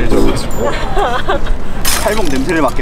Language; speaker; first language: Korean; native; Korean